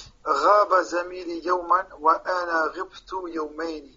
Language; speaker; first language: Arabic; non-native, learner; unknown